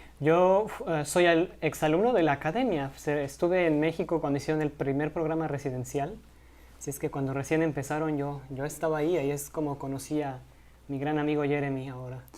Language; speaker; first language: Spanish; native; Spanish